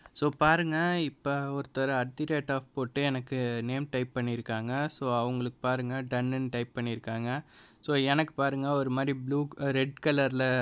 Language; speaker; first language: Tamil; non-native, local second language; Telugu